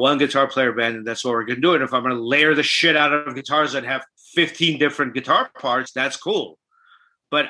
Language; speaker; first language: English; non-native, fluent; Armenian